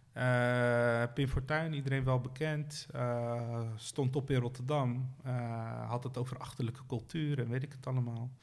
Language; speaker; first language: Dutch; early bilingual, other home language; Arabic